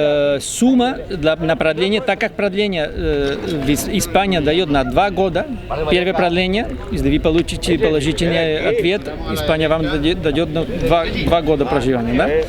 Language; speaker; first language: Russian; non-native, fluent; Spanish